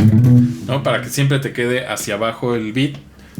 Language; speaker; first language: Spanish; native; Spanish